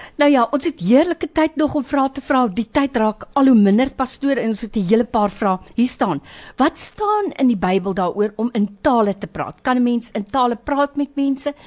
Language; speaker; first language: Afrikaans; native; Afrikaans